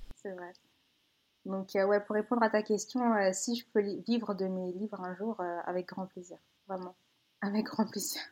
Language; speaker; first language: French; native; French